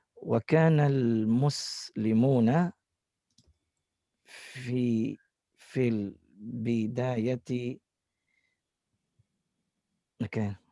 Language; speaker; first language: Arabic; non-native, fluent; English